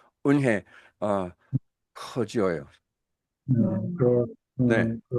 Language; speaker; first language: Korean; non-native, learner; English